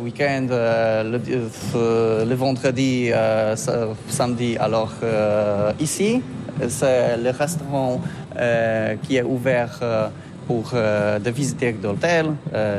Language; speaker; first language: French; non-native, learner; Polish